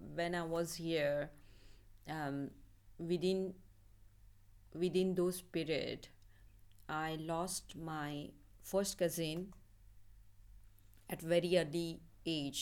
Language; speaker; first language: English; non-native, local second language; Marathi